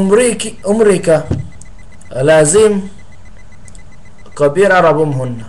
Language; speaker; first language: Arabic; non-native, learner; English